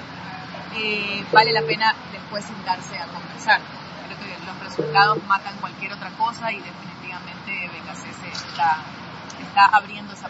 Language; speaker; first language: Spanish; native; Spanish